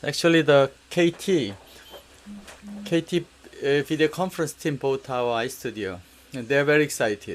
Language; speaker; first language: English; non-native, learner; Korean